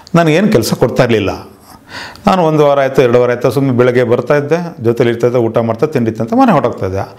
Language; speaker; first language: Kannada; native; Kannada